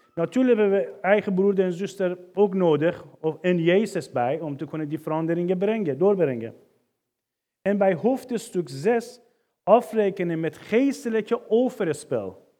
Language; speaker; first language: Dutch; non-native, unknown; Persian